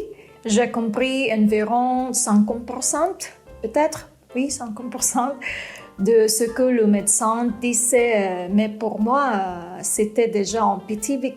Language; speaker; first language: French; non-native, fluent; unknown